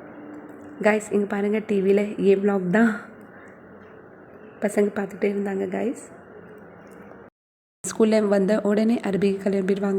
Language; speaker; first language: Tamil; non-native, local second language; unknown